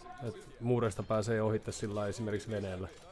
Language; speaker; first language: Finnish; native; Finnish